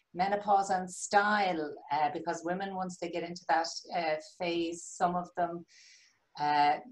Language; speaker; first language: English; native; English